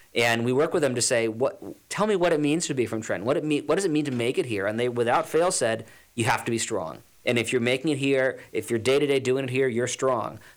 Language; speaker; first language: English; native; English